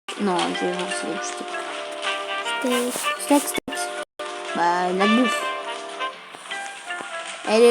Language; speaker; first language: French; native; French